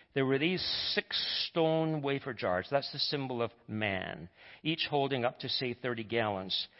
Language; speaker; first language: English; native; English